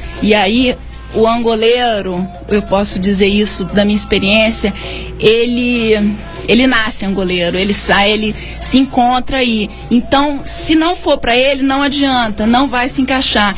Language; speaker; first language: Portuguese; native; Portuguese